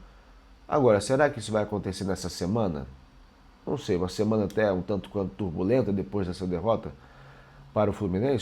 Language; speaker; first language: Portuguese; native; Portuguese